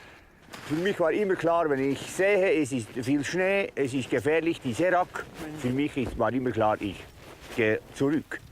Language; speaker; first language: German; non-native, learner; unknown